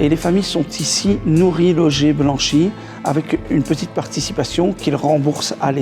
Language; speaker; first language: French; native; French